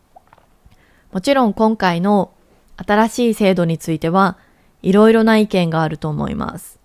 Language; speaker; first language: Japanese; native; Japanese